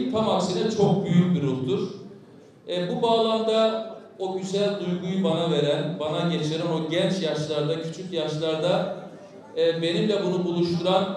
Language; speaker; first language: Turkish; native; Turkish